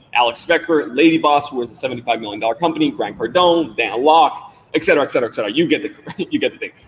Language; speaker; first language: English; non-native, fluent; Spanish